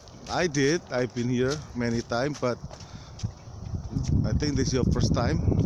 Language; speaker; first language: English; non-native, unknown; Indonesian